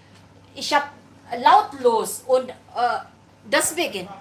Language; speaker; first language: German; non-native, learner; Filipino